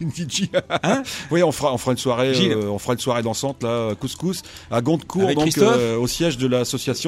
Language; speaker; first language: French; native; French